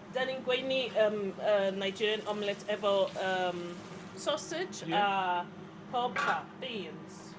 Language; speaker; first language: Welsh; non-native, learner; English